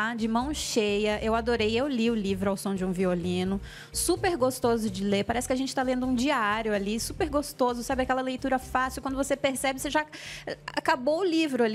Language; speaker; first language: Portuguese; native; Portuguese